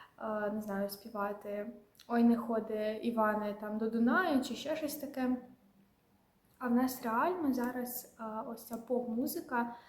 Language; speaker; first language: Ukrainian; non-native, local second language; Russian